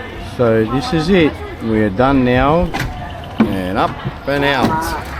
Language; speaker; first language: English; native; English